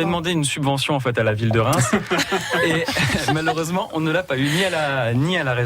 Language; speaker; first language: French; native; French